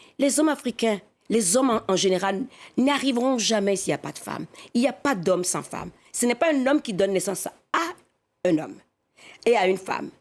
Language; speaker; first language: French; non-native, local second language; Fon